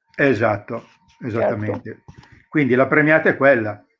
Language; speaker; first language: Italian; native; Italian